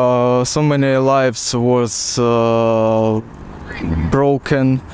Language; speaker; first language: English; non-native, learner; Ukrainian